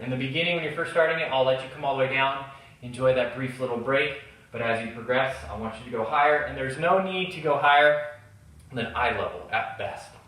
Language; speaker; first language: English; native; English